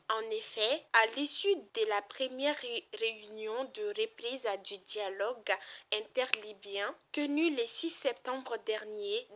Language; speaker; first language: French; non-native, local second language; Bambara